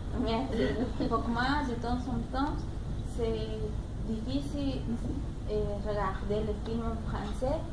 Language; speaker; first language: French; non-native, learner; Spanish